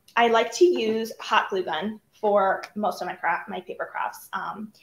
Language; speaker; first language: English; native; English